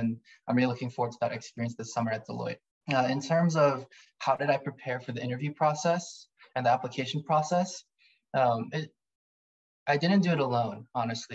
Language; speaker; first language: English; native; English